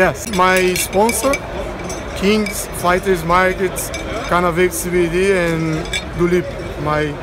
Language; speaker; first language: English; non-native, learner; Portuguese